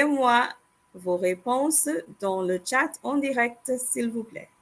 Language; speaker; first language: French; non-native, fluent; English